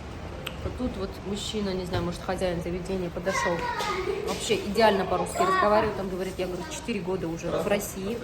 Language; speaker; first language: Russian; native; Russian